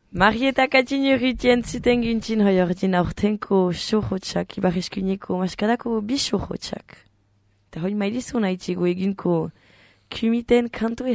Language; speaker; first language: Basque; native; Basque